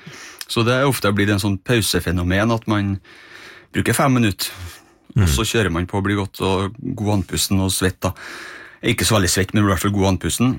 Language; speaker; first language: Norwegian; native; Norwegian